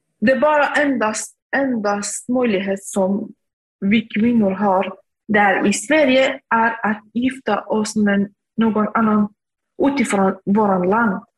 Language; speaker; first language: Swedish; non-native, fluent; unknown